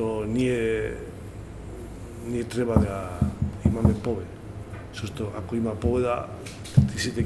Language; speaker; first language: Macedonian; non-native, learner; Spanish